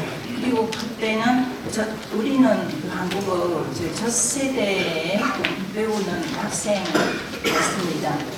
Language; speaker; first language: Korean; non-native, fluent; Vietnamese